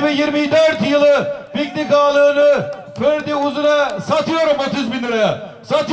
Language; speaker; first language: Turkish; native; Turkish